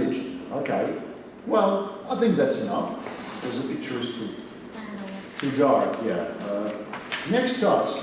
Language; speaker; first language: English; non-native, fluent; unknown